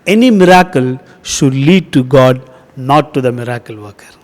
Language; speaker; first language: English; non-native, local second language; Tamil